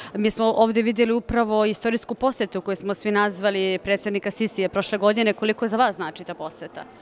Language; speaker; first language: Serbian; native; Serbian